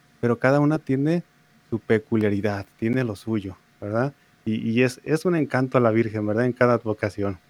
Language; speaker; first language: Spanish; native; Spanish